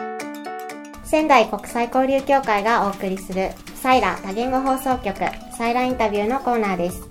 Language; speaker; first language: Japanese; native; Japanese